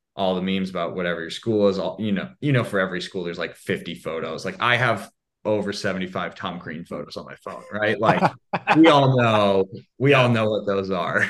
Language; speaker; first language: English; native; English